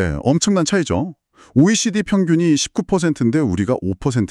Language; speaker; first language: Korean; native; Korean